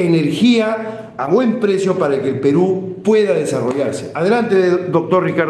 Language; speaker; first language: Spanish; native; Spanish